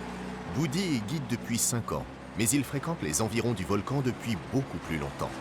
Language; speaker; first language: French; native; French